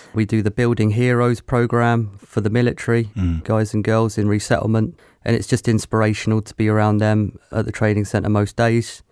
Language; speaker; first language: English; native; English